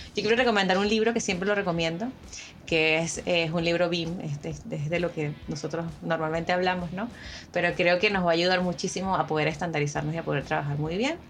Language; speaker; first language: Spanish; native; Spanish